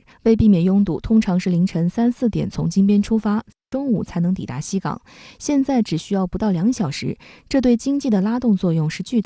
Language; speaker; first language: Chinese; native; Chinese